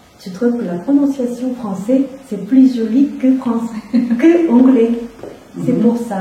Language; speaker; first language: French; non-native, fluent; Korean